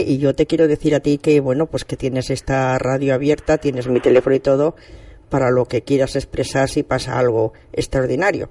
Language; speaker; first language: Spanish; native; Spanish